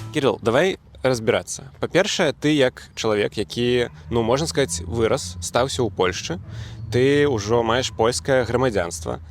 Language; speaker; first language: Belarusian; native; Belarusian